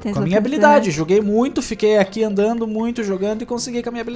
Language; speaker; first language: Portuguese; native; Portuguese